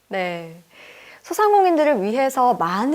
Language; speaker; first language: Korean; native; Korean